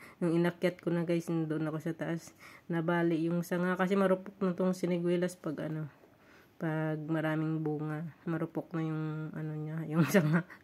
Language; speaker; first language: Filipino; non-native, local second language; Hiligaynon